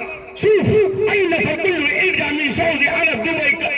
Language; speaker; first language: Arabic; non-native, learner; Hindi